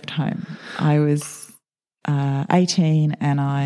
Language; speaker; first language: English; native; English